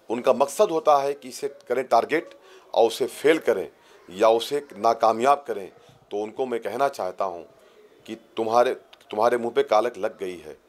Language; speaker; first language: Hindi; native; Hindi